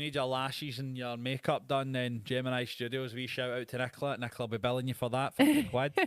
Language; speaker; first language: English; native; English